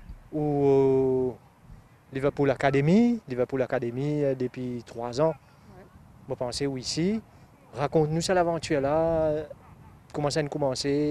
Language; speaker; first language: French; non-native, local second language; Morisyen